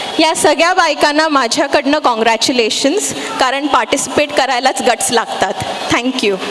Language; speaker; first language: Marathi; non-native, local second language; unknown